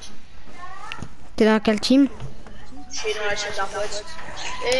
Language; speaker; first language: French; native; French